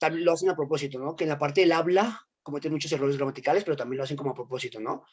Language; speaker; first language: Spanish; native; Spanish